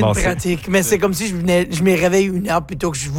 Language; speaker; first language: French; native; French